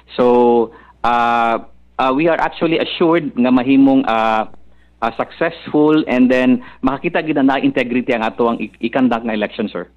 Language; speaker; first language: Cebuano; non-native, local second language; Maranao